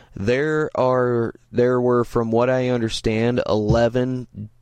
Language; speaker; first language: English; native; English